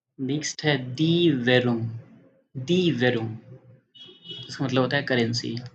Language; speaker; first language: Hindi; native; Hindi